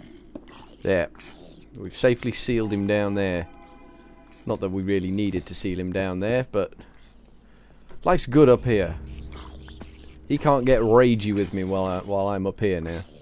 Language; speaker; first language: English; native; English